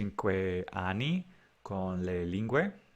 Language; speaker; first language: Italian; non-native, learner; English